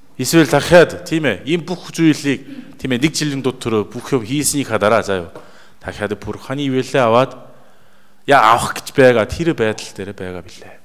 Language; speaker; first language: Mongolian; native; Mongolian